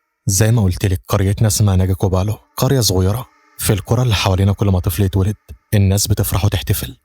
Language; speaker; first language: Arabic; native; Arabic